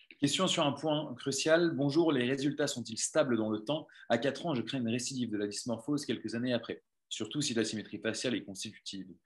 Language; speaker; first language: French; native; French